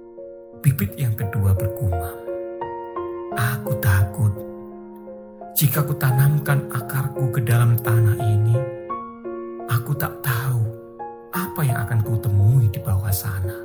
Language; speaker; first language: Indonesian; native; Indonesian